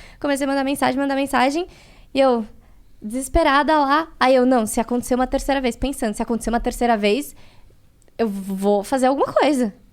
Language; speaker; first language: Portuguese; native; Portuguese